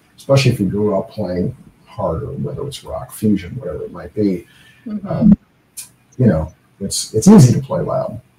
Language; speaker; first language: English; native; English